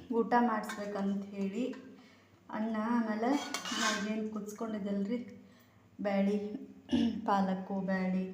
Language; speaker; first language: Kannada; native; Kannada